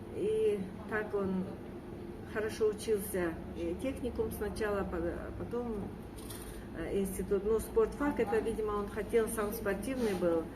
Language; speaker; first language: Russian; native; Russian